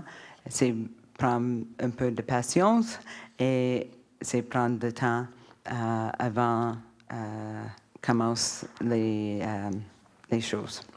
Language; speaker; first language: French; non-native, learner; English